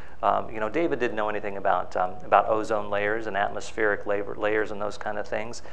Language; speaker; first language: English; native; English